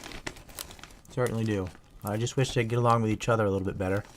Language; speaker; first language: English; native; English